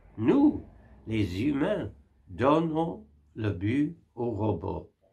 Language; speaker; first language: French; non-native, fluent; English